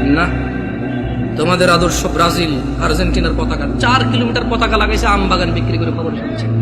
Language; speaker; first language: Bangla; early bilingual, heritage; Bangla